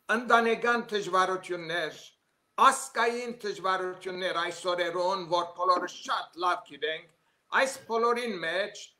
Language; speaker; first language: Armenian; early bilingual, heritage; Armenian